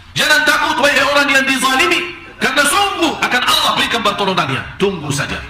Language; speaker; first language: Malay; non-native, fluent; Arabic